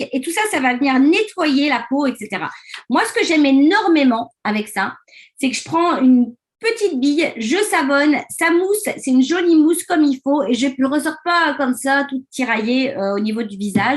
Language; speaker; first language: French; native; French